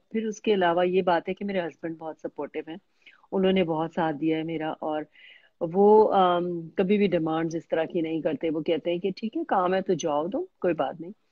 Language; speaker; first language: Urdu; native; Urdu